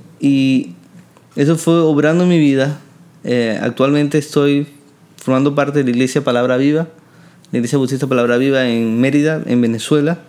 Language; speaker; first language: Spanish; native; Spanish